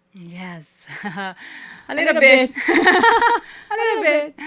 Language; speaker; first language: English; non-native, learner; Portuguese